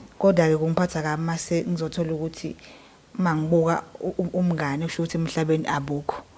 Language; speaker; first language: Zulu; native; Zulu